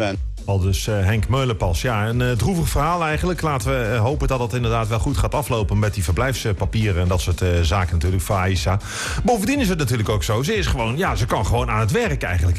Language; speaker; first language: Dutch; native; Dutch